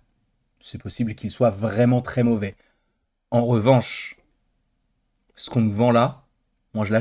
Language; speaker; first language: French; native; French